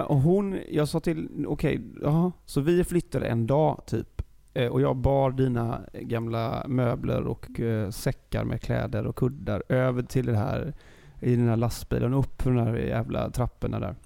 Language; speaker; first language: Swedish; native; Swedish